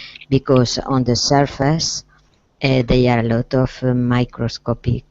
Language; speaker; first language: English; non-native, learner; Spanish